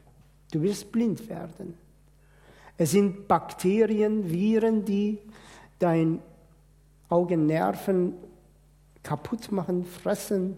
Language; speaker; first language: German; non-native, fluent; Persian